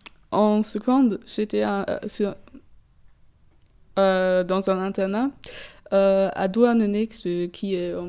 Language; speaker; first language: French; non-native, fluent; German